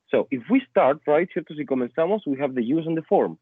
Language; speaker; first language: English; non-native, fluent; Spanish